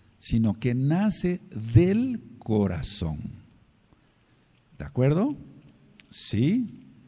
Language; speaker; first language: Spanish; native; Spanish